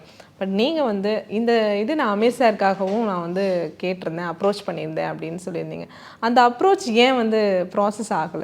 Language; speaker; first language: Tamil; native; Tamil